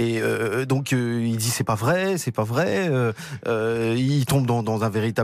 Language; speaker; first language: French; native; French